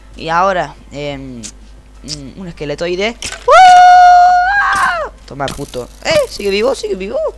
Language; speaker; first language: Spanish; native; Spanish